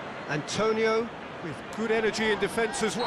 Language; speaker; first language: English; native; English